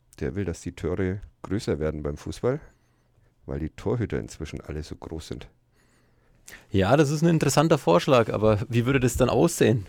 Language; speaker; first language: German; native; German